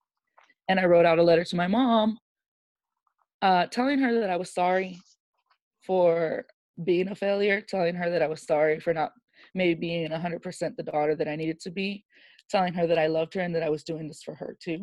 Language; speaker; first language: English; native; English